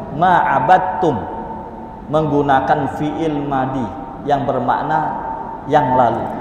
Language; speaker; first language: Indonesian; native; Indonesian